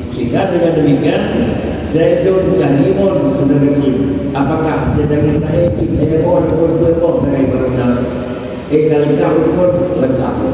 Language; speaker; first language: Malay; non-native, local second language; Achinese